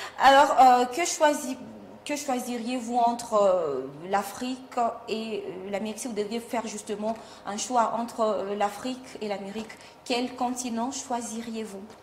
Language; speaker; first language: French; non-native, local second language; Swahili